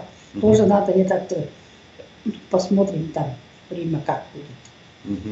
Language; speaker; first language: Russian; non-native, local second language; Tuvinian